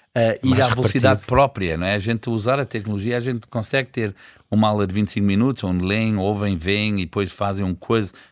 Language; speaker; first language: Portuguese; early bilingual, heritage; Portuguese